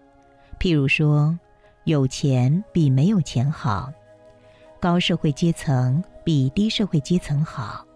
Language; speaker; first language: Chinese; native; Chinese